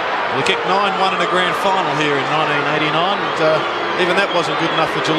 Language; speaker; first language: English; native; English